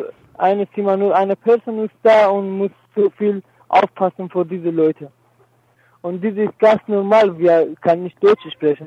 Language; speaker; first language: German; non-native, learner; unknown